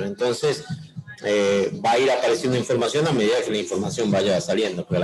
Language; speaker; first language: Spanish; native; Spanish